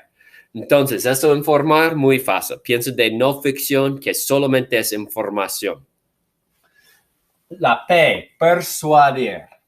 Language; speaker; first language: Spanish; non-native, fluent; English